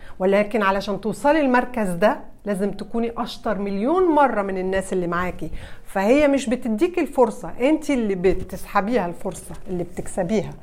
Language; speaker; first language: Arabic; early bilingual, heritage; Arabic